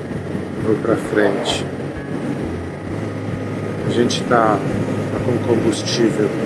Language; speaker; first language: Portuguese; non-native, fluent; Italian